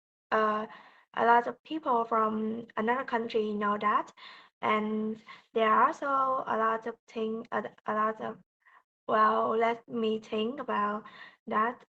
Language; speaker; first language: English; non-native, learner; Vietnamese